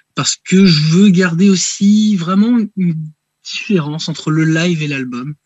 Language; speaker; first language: French; native; French